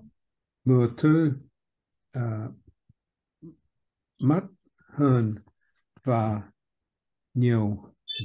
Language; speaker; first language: Vietnamese; non-native, learner; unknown